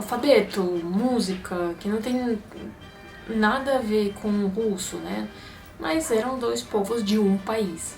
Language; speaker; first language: Portuguese; non-native, fluent; Russian